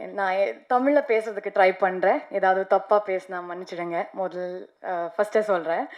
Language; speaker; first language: Tamil; non-native, learner; Kannada